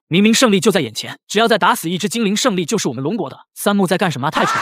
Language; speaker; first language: Chinese; native; Chinese